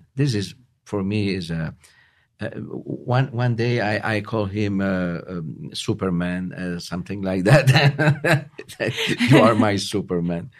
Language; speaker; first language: English; non-native, learner; Italian